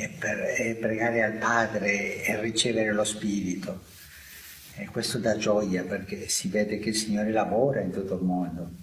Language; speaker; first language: Italian; non-native, fluent; Spanish